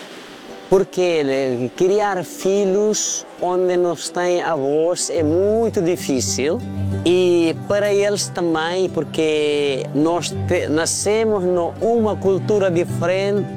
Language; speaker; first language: Portuguese; non-native, learner; Nepali